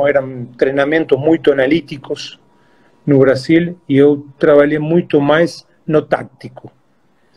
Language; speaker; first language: Portuguese; non-native, fluent; Spanish